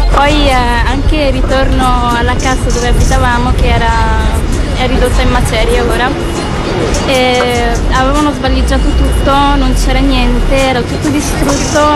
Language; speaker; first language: Italian; early bilingual, other home language; Arabic